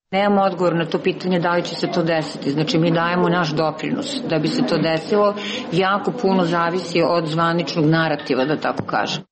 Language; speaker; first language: Serbian; native; Serbian